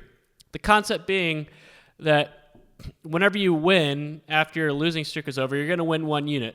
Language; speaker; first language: English; native; English